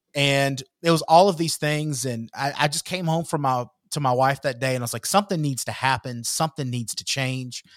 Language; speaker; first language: English; native; English